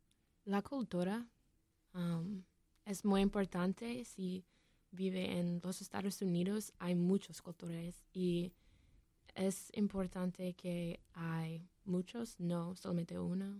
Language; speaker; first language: Spanish; non-native, learner; English